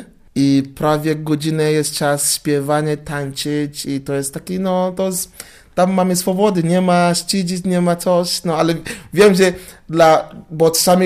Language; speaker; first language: Polish; non-native, learner; English